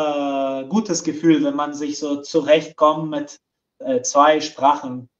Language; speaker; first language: German; non-native, fluent; Portuguese